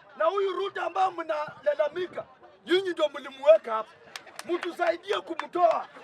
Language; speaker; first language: Swahili; native; Swahili